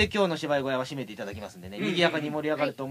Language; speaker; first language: Japanese; native; Japanese